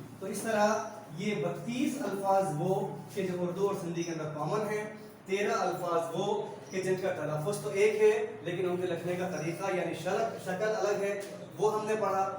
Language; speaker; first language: Urdu; native; Urdu